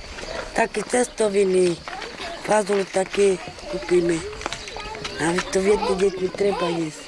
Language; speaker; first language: Slovak; non-native, local second language; Hungarian